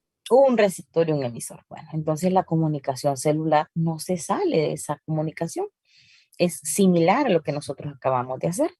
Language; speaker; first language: Spanish; native; Spanish